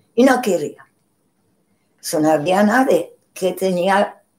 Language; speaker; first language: Spanish; non-native, learner; Polish